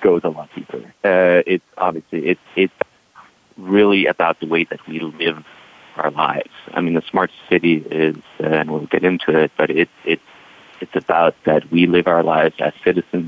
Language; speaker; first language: English; non-native, fluent; Danish